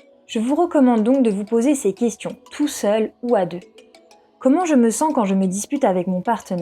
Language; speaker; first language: French; native; French